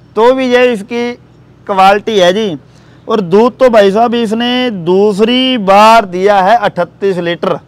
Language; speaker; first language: Hindi; native; Hindi